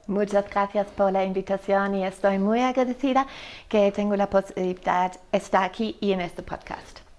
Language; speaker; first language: Spanish; non-native, fluent; German